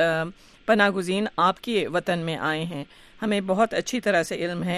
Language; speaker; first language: Urdu; native; Urdu